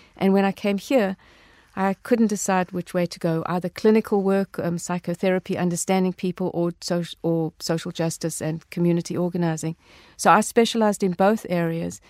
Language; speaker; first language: English; native; English